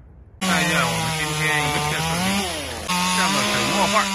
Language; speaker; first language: Chinese; native; Chinese